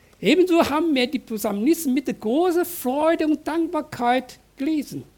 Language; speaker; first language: German; non-native, fluent; Chinese